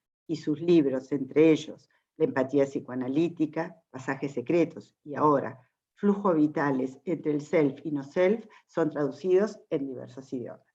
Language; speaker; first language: Spanish; native; Spanish